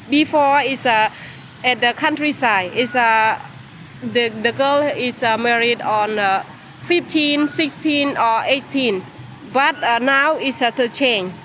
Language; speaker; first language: English; non-native, learner; Khmer